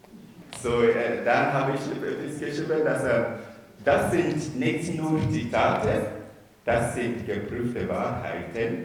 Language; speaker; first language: German; non-native, learner; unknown